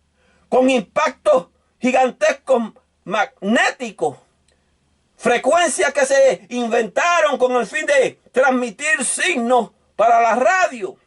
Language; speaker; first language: Spanish; native; Spanish